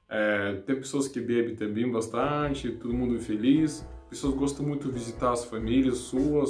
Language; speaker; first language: Portuguese; non-native, learner; Russian